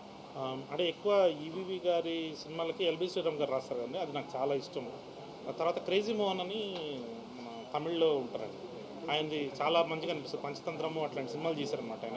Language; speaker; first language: Telugu; native; Telugu